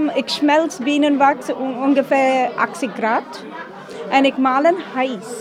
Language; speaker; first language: German; non-native, learner; English